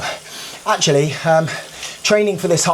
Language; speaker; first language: English; native; English